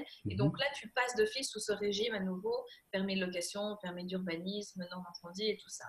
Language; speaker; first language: French; native; French